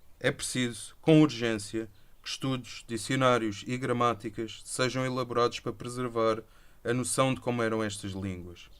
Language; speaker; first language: Portuguese; native; Portuguese